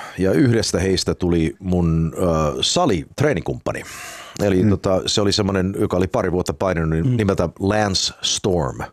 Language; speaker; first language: Finnish; early bilingual, heritage; Finnish